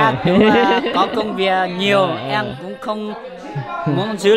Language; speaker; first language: Vietnamese; non-native, local second language; Hmong